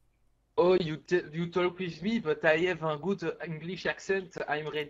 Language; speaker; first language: English; non-native, learner; French